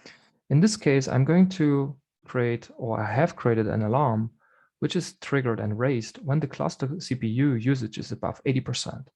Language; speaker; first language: English; non-native, fluent; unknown